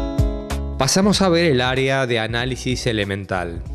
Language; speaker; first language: Spanish; native; Spanish